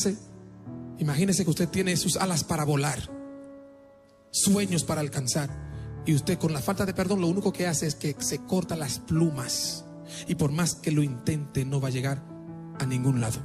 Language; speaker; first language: Spanish; non-native, fluent; Haitian Creole